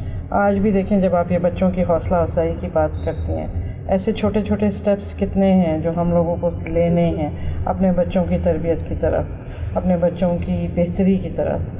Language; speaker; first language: Urdu; native; Urdu